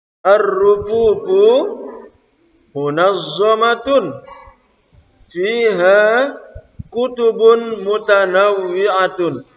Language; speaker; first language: Arabic; non-native, fluent; Indonesian